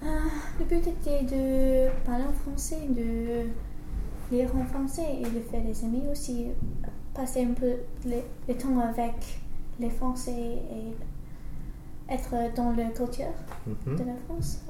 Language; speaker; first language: French; non-native, learner; English